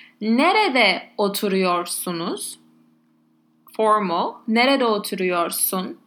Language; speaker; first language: Turkish; non-native, learner; Spanish